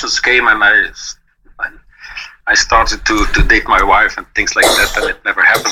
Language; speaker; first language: English; non-native, fluent; Dutch